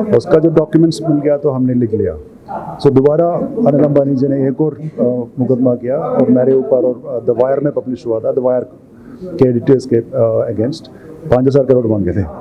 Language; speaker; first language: Hindi; non-native, local second language; Malayalam